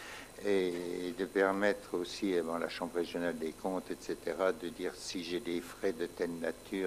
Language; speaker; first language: French; native; French